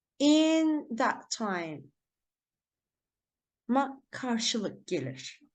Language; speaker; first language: Turkish; native; Turkish